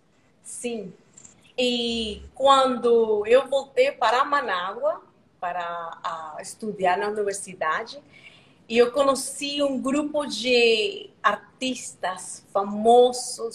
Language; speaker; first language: Portuguese; non-native, learner; Spanish